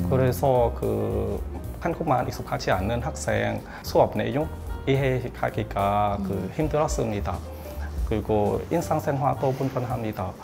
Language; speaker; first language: Korean; non-native, learner; Vietnamese